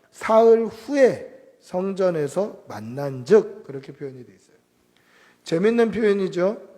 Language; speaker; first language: Korean; native; Korean